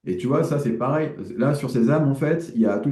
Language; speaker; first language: French; native; French